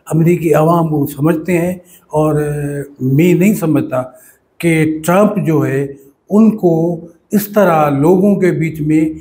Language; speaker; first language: Urdu; non-native, local second language; Sindhi